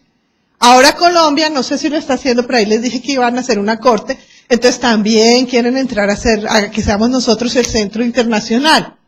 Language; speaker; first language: Spanish; native; Spanish